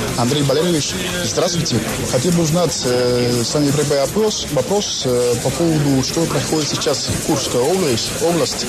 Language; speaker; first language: Russian; non-native, learner; Spanish